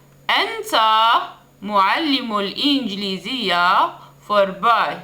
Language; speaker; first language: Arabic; native; Arabic